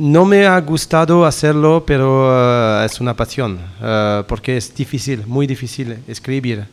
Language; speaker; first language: Spanish; non-native, learner; French